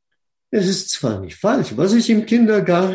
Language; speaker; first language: German; non-native, fluent; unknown